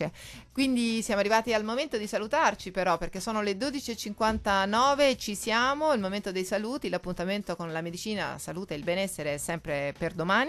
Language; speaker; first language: Italian; native; Italian